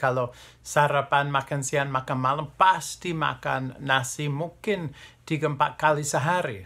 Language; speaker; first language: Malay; non-native, fluent; English